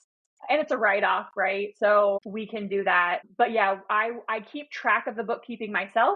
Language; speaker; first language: English; native; English